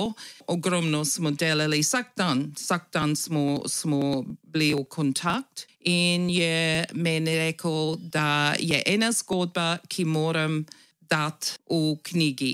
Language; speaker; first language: Slovenian; early bilingual, heritage; English